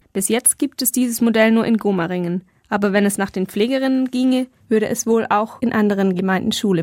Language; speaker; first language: German; native; German